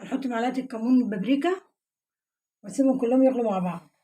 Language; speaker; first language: Arabic; native; Arabic